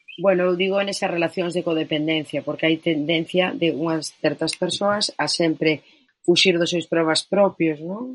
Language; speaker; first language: Galician; non-native, local second language; Spanish